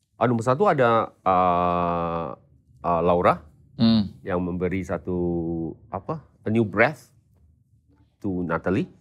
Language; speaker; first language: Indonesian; non-native, fluent; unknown